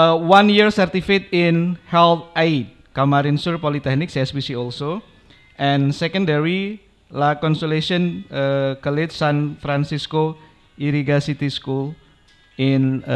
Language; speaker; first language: English; non-native, local second language; Indonesian